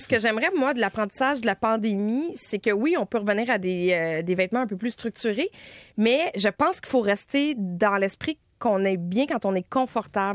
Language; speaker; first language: French; native; French